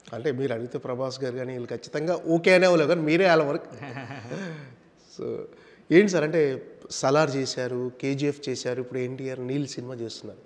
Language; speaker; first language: Telugu; native; Telugu